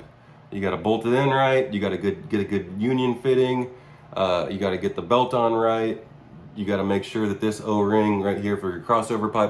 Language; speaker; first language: English; native; English